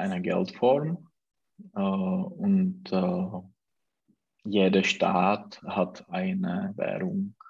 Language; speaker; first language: German; non-native, learner; Czech